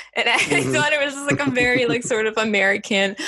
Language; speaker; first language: English; non-native, fluent; Estonian